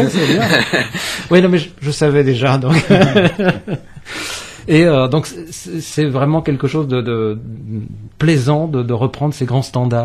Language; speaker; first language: French; native; French